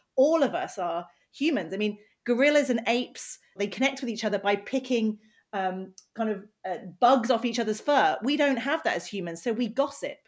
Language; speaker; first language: English; native; English